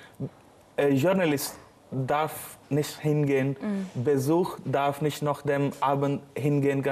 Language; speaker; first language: German; non-native, learner; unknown